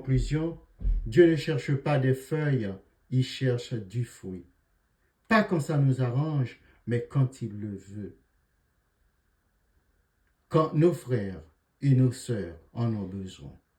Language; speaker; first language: French; native; French